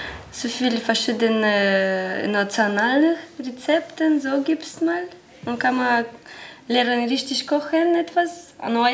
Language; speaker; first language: German; non-native, learner; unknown